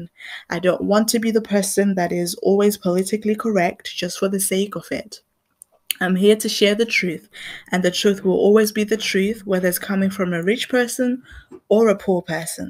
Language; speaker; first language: English; non-native, local second language; Shona